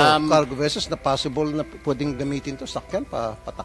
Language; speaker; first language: Filipino; native; Filipino